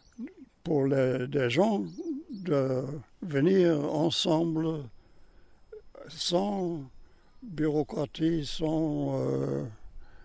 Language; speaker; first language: French; non-native, learner; German